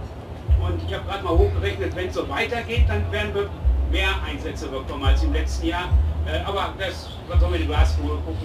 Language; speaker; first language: German; native; German